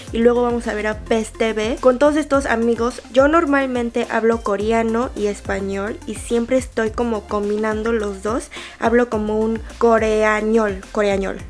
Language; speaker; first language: Spanish; early bilingual, other home language; Korean